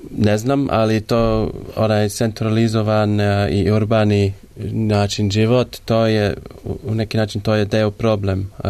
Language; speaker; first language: Serbian; non-native, learner; English